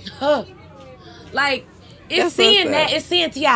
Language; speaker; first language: English; native; English